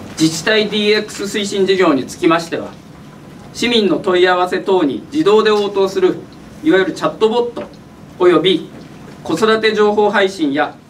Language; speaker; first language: Japanese; native; Japanese